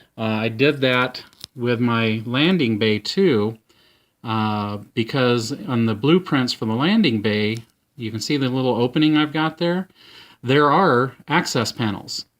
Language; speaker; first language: English; native; English